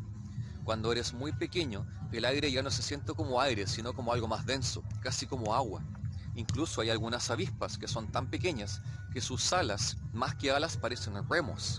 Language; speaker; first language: Spanish; native; Spanish